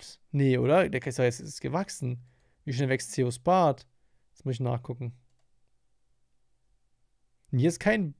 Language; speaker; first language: German; native; German